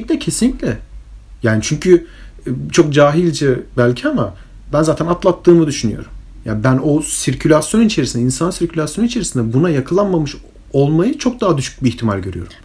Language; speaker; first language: Turkish; early bilingual, heritage; Turkish